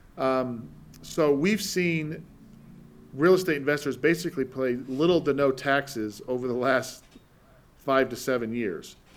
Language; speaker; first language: English; native; English